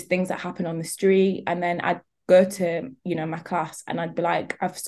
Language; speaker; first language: English; native; English